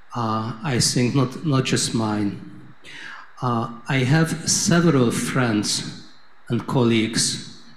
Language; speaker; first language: English; non-native, fluent; Hungarian